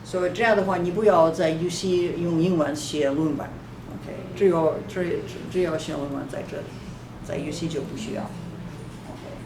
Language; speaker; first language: Chinese; non-native, fluent; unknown